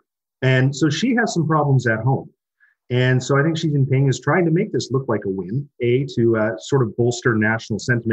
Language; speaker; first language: English; native; English